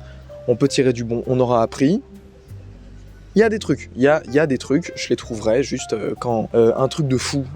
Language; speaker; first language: French; native; French